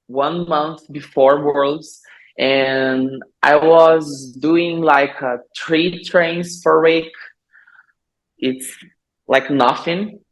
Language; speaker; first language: English; non-native, learner; Portuguese